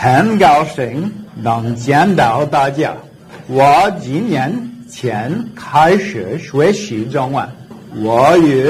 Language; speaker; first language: Chinese; non-native, learner; English